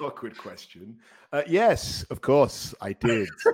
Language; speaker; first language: English; native; English